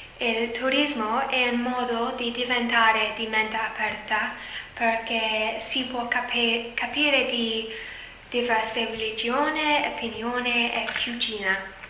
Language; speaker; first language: Italian; non-native, learner; English